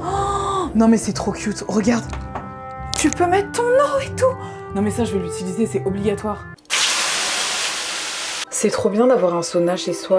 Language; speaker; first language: French; native; French